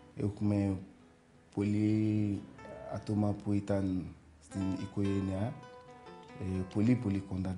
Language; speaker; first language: Greek; non-native, learner; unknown